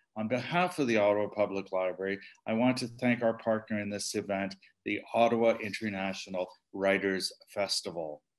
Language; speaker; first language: English; native; English